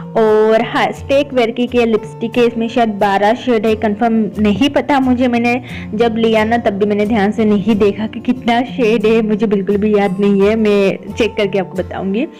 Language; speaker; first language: Hindi; native; Hindi